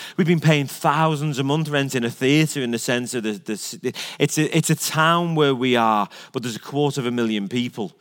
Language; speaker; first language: English; native; English